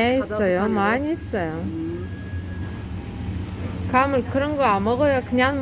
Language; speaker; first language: Korean; non-native, learner; Kazakh